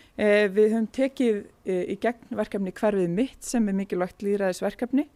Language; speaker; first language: Icelandic; native; Icelandic